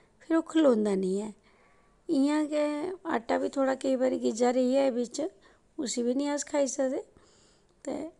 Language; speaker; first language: Punjabi; non-native, local second language; Dogri